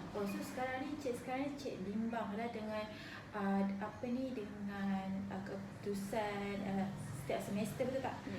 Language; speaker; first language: Malay; native; Malay